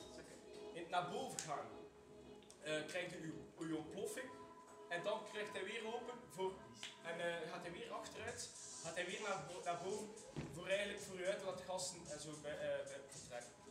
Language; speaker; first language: Dutch; native; Dutch